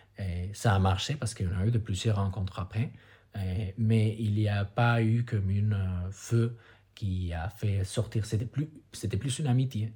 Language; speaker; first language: French; non-native, fluent; Spanish